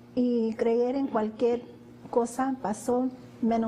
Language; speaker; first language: Spanish; early bilingual, heritage; Spanish